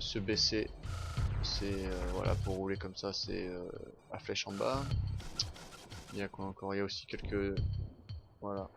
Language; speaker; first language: French; native; French